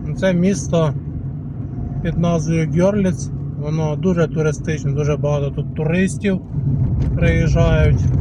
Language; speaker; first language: Ukrainian; non-native, local second language; Russian